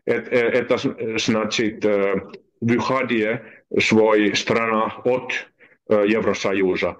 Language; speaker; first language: Russian; non-native, learner; Finnish